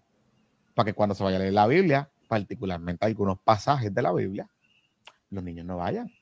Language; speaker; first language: Spanish; native; Spanish